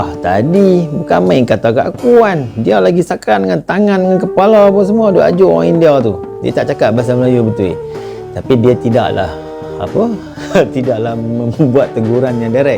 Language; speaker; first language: Malay; native; Malay